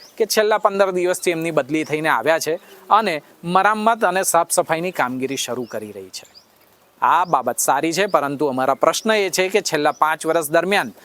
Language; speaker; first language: Gujarati; native; Gujarati